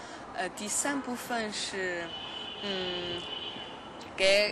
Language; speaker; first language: Chinese; non-native, learner; Danish